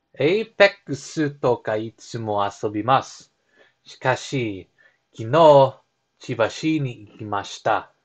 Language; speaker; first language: Japanese; non-native, learner; English